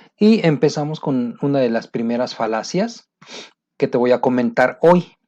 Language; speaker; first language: Spanish; native; Spanish